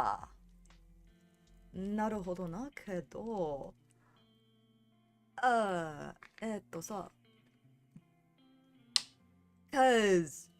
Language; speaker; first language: Japanese; non-native, learner; English